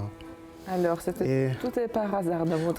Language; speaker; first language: French; non-native, fluent; Uzbek